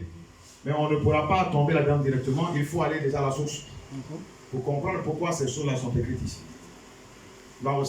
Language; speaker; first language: French; non-native, local second language; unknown